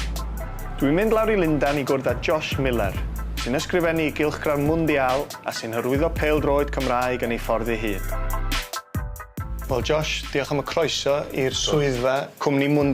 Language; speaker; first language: Welsh; native; Welsh